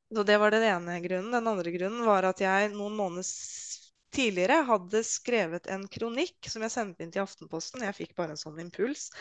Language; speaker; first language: Norwegian; native; Norwegian